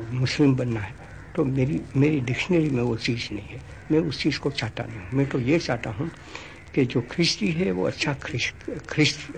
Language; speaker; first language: Hindi; non-native, local second language; Gujarati